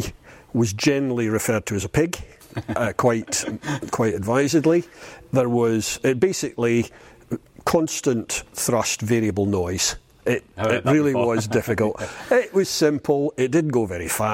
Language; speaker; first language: English; native; English